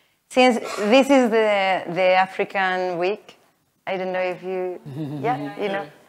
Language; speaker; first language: English; non-native, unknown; Spanish